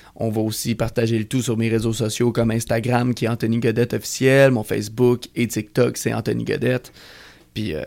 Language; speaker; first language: French; native; French